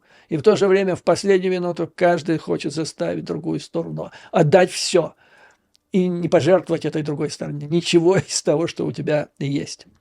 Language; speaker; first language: Russian; native; Russian